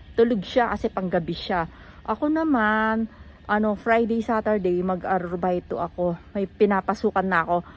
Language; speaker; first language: Filipino; native; Filipino